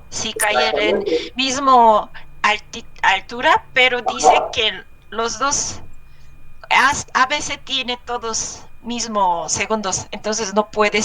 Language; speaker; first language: Spanish; non-native, learner; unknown